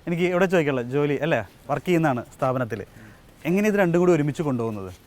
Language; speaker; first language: Malayalam; native; Malayalam